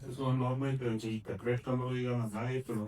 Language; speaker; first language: Spanish; native; Spanish